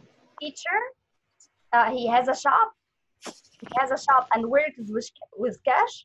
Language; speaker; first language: English; non-native, fluent; Arabic